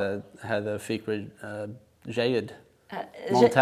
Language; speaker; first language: Arabic; non-native, learner; English